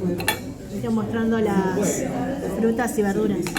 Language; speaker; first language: Spanish; native; Spanish